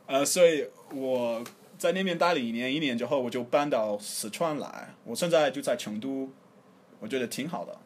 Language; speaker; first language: Chinese; non-native, fluent; English